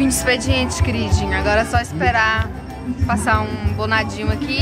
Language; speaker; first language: Portuguese; native; Portuguese